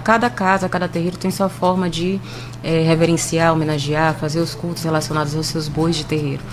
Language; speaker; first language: Portuguese; native; Portuguese